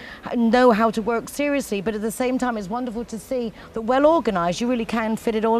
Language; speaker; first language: English; native; English